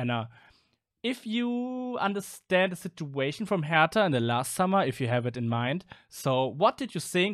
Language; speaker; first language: English; non-native, fluent; German